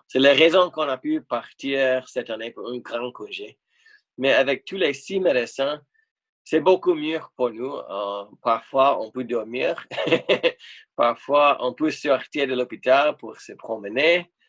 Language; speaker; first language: French; non-native, fluent; English